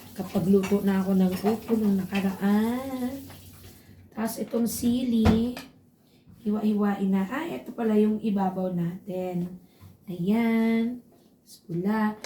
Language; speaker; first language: Filipino; non-native, local second language; Bikol